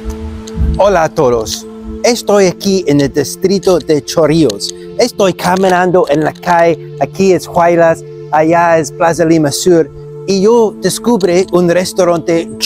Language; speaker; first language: Spanish; non-native, learner; English